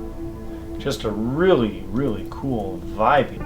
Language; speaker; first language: English; native; English